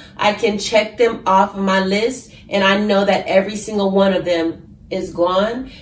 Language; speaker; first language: English; native; English